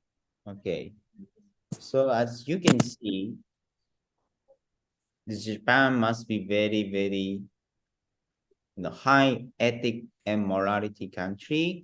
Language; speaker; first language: English; non-native, learner; Japanese